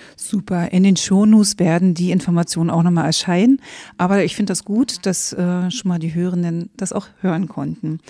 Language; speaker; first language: German; native; German